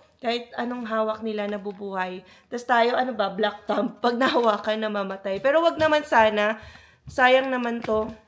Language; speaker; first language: Filipino; native; Filipino